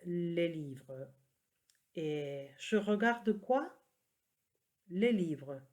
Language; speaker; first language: French; non-native, fluent; Spanish